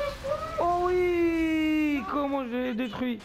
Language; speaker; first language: French; native; French